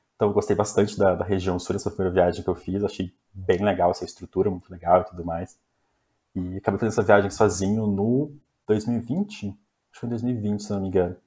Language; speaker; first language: Portuguese; native; Portuguese